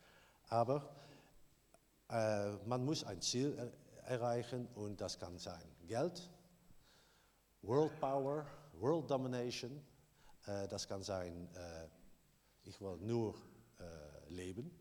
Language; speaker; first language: German; non-native, learner; Dutch